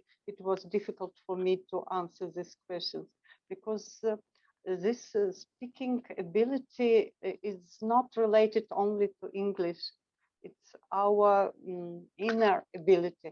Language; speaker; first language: English; non-native, fluent; Russian